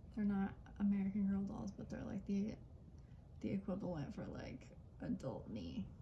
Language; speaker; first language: English; native; English